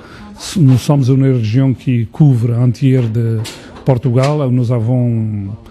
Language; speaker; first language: French; non-native, fluent; Portuguese